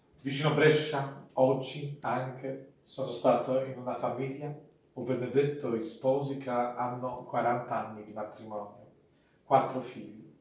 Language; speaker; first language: Italian; non-native, fluent; Polish